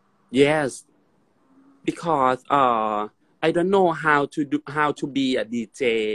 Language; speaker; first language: English; non-native, learner; Thai